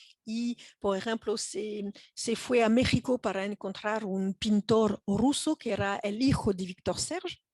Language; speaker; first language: Spanish; non-native, fluent; French